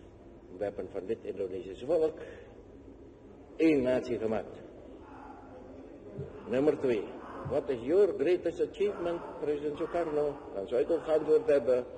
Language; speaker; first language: Dutch; non-native, fluent; Indonesian